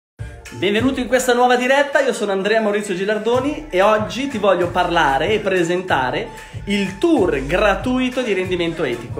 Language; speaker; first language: Italian; native; Italian